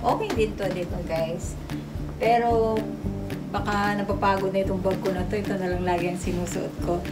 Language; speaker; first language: Filipino; non-native, local second language; Pampanga